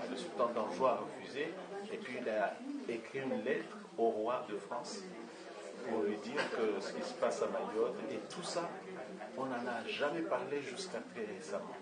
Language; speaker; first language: French; non-native, local second language; Comorian